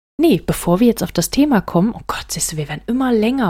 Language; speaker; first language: German; native; German